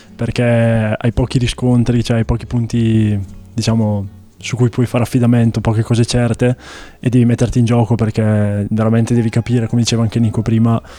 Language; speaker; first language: Italian; native; Italian